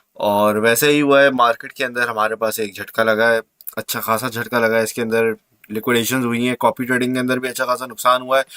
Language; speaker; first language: Urdu; native; Urdu